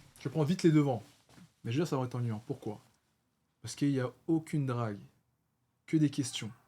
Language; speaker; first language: French; native; French